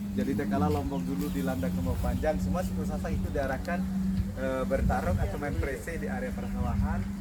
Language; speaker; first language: Indonesian; non-native, local second language; Sasak